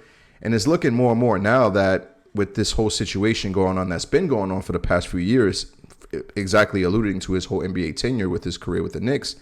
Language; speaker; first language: English; native; English